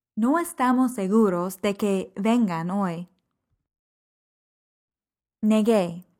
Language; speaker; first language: Spanish; non-native, fluent; English